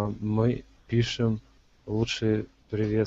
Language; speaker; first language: Russian; native; Russian